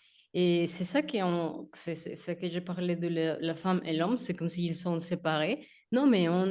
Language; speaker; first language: French; non-native, learner; Spanish